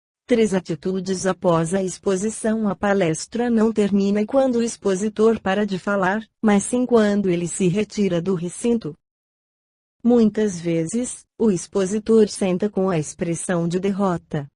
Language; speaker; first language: Portuguese; native; Portuguese